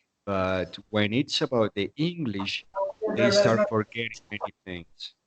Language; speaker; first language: English; non-native, fluent; Spanish